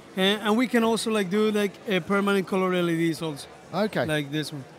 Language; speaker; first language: English; non-native, fluent; Spanish